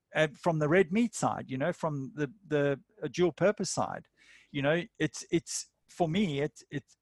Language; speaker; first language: English; native; English